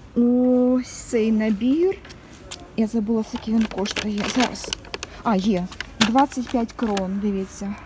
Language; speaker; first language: Ukrainian; non-native, local second language; Russian